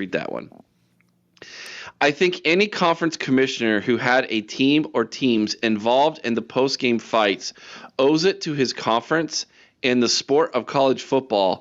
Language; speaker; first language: English; native; English